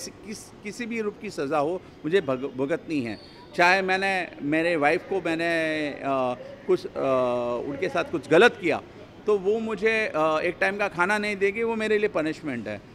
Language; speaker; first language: Hindi; native; Hindi